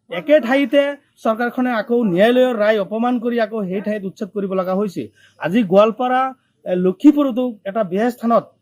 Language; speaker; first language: Assamese; non-native, local second language; Bangla